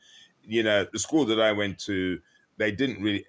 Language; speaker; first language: English; native; English